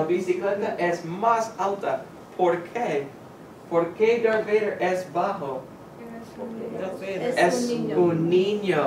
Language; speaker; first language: Spanish; non-native, fluent; English